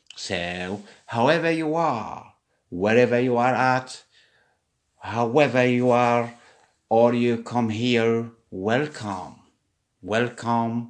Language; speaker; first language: English; non-native, fluent; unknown